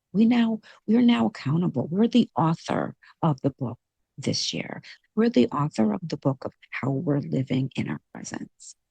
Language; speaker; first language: English; native; English